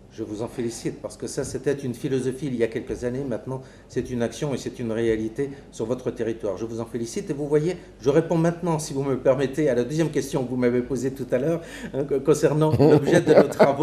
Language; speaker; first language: French; native; French